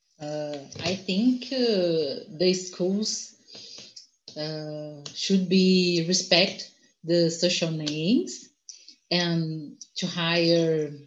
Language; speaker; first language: English; non-native, learner; Portuguese